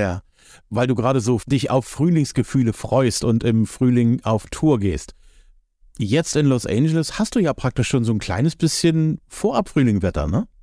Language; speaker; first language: German; native; German